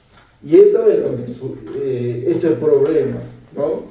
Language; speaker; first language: Spanish; non-native, fluent; Chinese